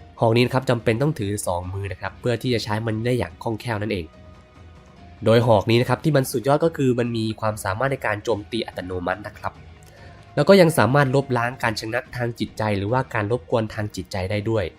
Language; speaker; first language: Thai; native; Thai